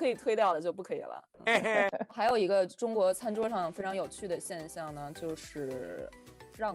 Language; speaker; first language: Chinese; native; Chinese